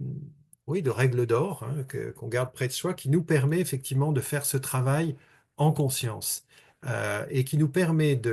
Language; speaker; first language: French; native; French